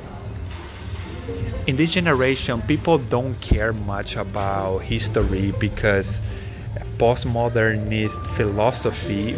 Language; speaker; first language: English; non-native, fluent; Spanish